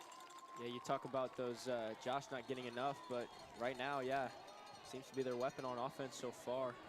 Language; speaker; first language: English; native; English